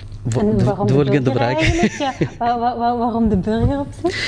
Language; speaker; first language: Dutch; native; Dutch